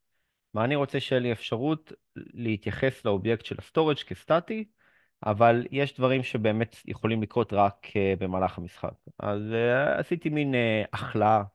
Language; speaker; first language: Hebrew; native; Hebrew